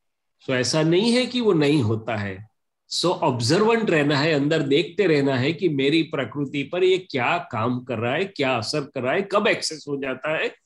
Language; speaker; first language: Hindi; non-native, local second language; Gujarati